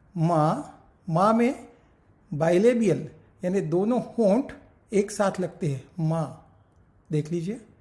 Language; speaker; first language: Hindi; non-native, local second language; Marathi